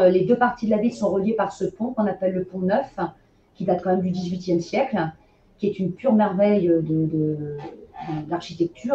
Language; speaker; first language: French; native; French